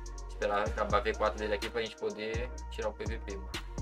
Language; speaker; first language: Portuguese; native; Portuguese